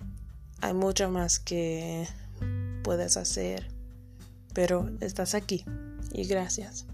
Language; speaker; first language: Spanish; non-native, learner; English